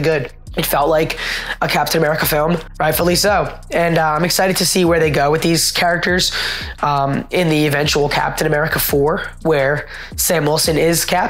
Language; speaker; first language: English; native; English